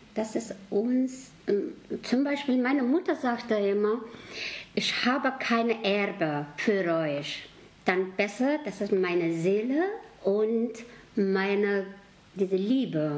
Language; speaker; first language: German; non-native, learner; Mongolian